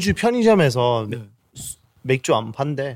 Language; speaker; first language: Korean; early bilingual, heritage; Korean